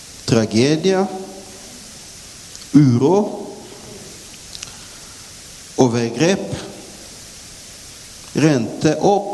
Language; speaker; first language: Norwegian; non-native, fluent; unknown